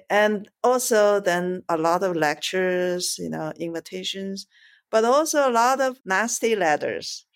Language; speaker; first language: English; non-native, fluent; Chinese